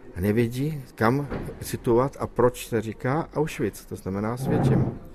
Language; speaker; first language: Czech; native; Czech